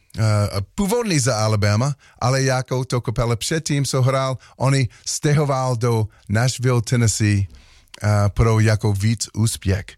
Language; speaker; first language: Czech; non-native, learner; English